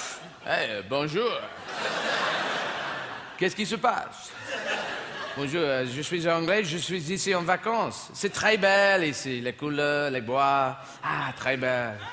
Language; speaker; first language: French; non-native, learner; English